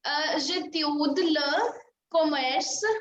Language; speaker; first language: French; non-native, fluent; Hindi